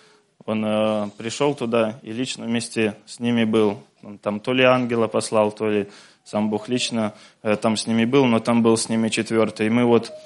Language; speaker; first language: Russian; native; Russian